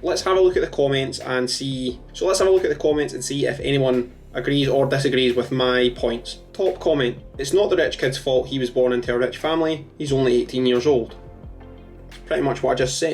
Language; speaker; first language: English; native; English